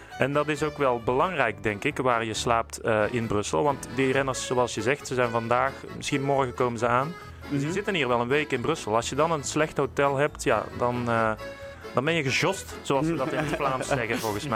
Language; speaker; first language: Dutch; native; Dutch